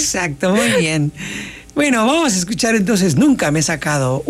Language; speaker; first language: Spanish; native; Spanish